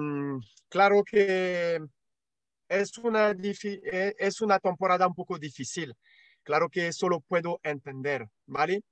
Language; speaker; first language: Spanish; non-native, learner; French